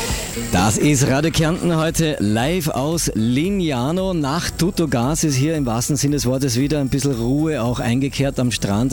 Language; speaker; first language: German; native; German